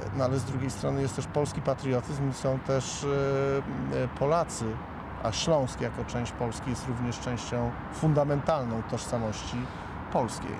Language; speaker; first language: Polish; native; Polish